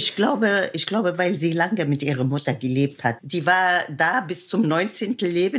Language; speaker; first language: German; non-native, fluent; Arabic